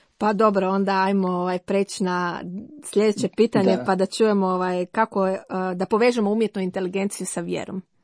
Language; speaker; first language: Croatian; native; Croatian